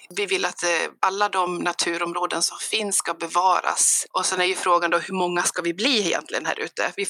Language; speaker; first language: Swedish; native; Swedish